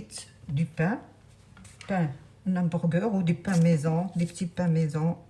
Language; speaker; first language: French; non-native, local second language; Arabic